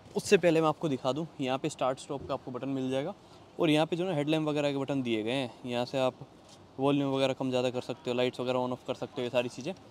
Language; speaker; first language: Hindi; native; Hindi